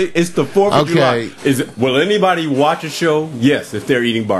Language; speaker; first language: English; native; English